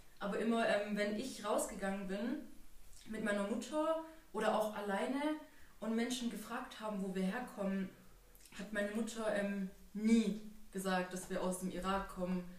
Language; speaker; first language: German; native; German